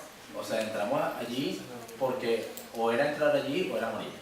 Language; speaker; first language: Spanish; native; Spanish